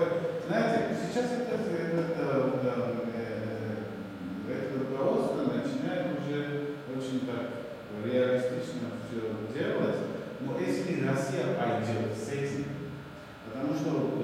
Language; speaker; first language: Russian; non-native, learner; Bulgarian